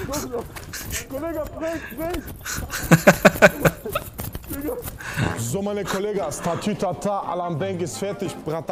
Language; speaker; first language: German; early bilingual, other home language; Russian